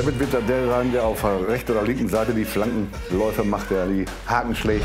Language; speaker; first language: German; native; German